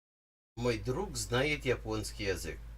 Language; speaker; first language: Russian; non-native, learner; English